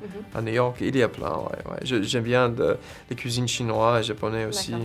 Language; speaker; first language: French; non-native, fluent; English